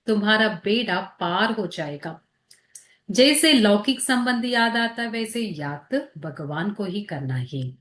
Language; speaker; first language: Hindi; non-native, local second language; Telugu